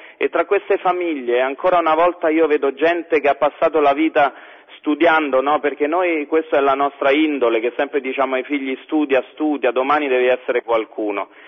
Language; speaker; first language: Italian; native; Italian